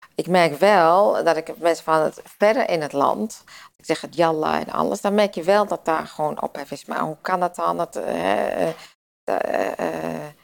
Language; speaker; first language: Dutch; native; Dutch